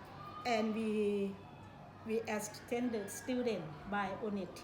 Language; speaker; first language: English; non-native, learner; Thai